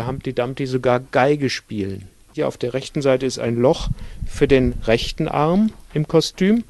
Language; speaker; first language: German; native; German